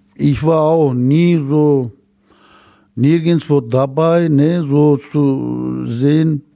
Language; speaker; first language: German; non-native, fluent; Turkish